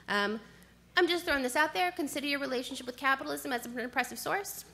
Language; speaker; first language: English; native; English